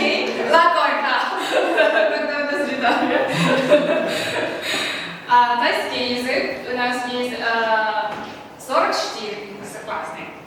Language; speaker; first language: Russian; non-native, learner; Thai